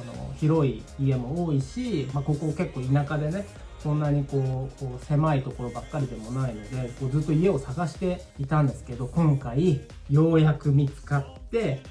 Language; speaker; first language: Japanese; native; Japanese